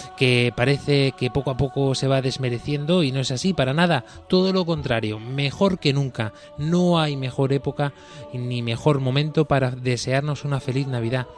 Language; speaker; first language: Spanish; native; Spanish